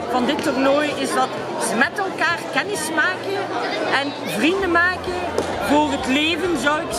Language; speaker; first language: Dutch; native; Dutch